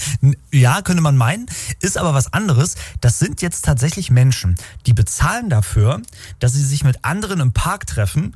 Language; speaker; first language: German; native; German